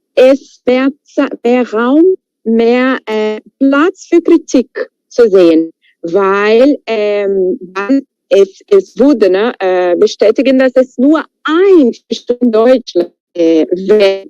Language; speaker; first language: German; non-native, fluent; Portuguese